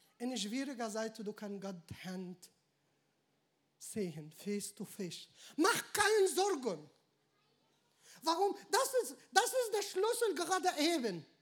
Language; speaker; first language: German; non-native, learner; Arabic